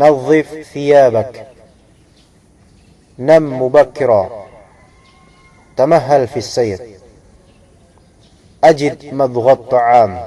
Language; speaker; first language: Arabic; non-native, fluent; Indonesian